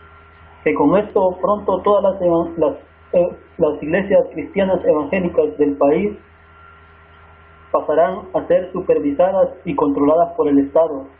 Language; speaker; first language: Spanish; native; Spanish